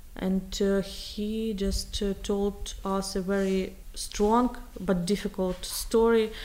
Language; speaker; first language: English; non-native, learner; Ukrainian